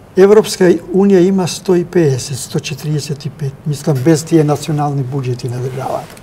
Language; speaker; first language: Macedonian; non-native, local second language; Albanian